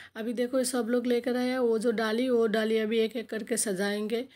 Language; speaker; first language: Hindi; non-native, local second language; Bangla